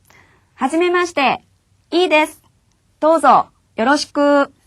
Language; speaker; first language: Japanese; non-native, fluent; Korean